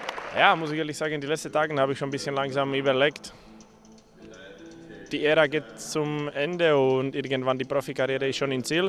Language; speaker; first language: German; non-native, fluent; Slovak